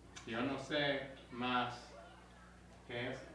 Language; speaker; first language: Spanish; non-native, learner; English